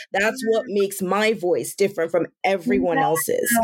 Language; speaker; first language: English; non-native, local second language; Yoruba